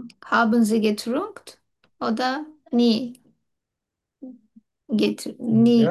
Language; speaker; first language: German; non-native, learner; Turkish